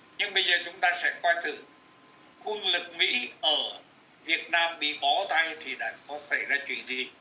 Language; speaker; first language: Vietnamese; native; Vietnamese